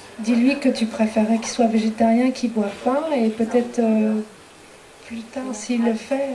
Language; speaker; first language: French; native; French